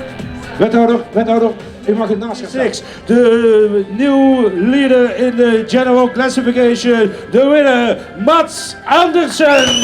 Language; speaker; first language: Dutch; native; Dutch